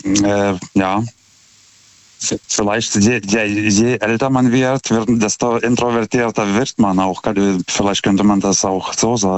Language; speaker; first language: German; non-native, fluent; Lithuanian